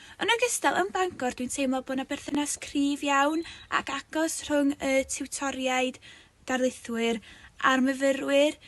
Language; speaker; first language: Welsh; native; Welsh